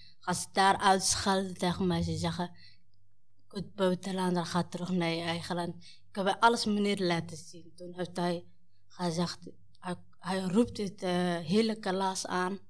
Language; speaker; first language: Dutch; non-native, learner; Somali